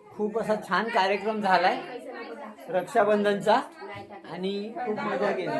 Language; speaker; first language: Marathi; non-native, local second language; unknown